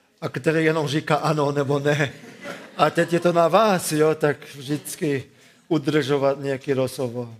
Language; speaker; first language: Czech; non-native, fluent; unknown